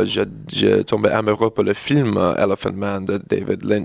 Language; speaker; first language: French; non-native, learner; English